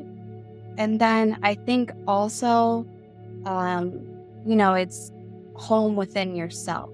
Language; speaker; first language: English; native; English